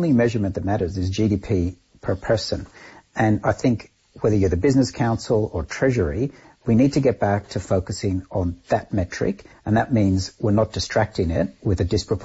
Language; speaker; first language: English; native; English